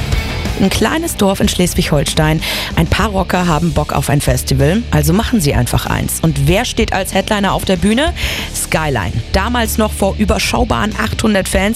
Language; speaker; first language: German; native; German